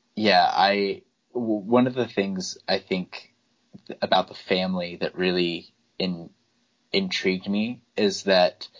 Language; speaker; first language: English; native; English